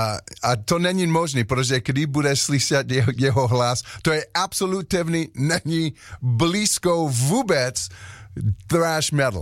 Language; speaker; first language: Czech; non-native, learner; English